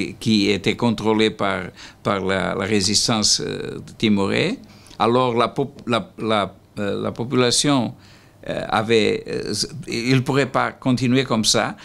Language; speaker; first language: French; non-native, learner; Portuguese